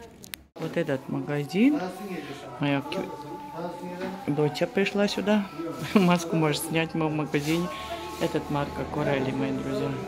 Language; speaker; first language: Russian; native; Russian